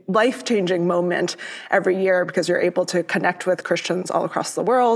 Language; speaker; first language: English; early bilingual, other home language; Cantonese